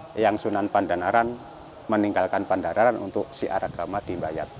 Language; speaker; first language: Indonesian; non-native, local second language; Javanese